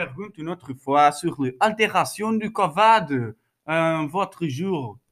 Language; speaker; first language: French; non-native, learner; Portuguese